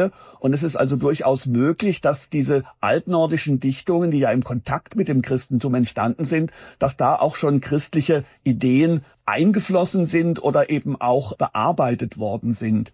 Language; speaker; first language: German; native; German